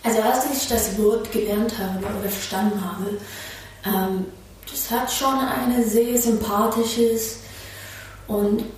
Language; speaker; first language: German; non-native, fluent; English